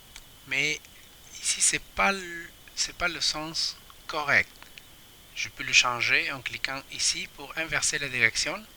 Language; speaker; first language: French; non-native, fluent; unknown